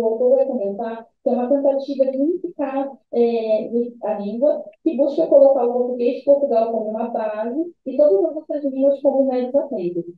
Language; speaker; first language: Portuguese; native; Portuguese